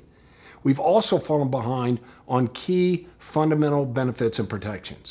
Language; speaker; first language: English; native; English